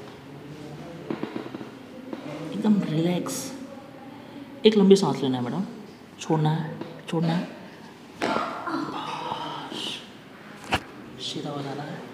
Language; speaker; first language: Hindi; native; Hindi